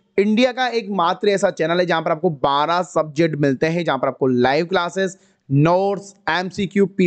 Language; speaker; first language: Hindi; native; Hindi